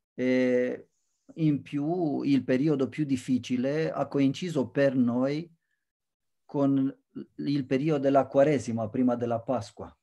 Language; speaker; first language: Italian; non-native, fluent; Romanian